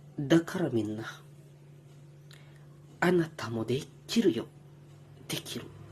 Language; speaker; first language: Japanese; non-native, learner; Indonesian